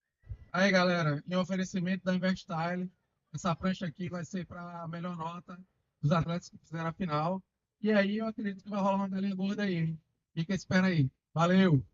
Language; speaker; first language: Portuguese; native; Portuguese